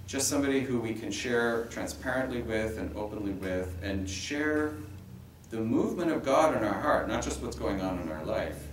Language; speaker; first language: English; native; English